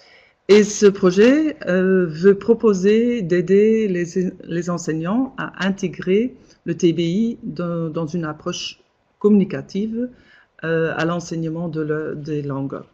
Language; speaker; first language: French; non-native, local second language; Dutch